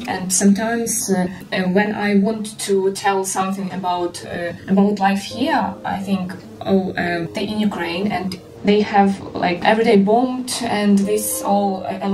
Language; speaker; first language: English; non-native, learner; Ukrainian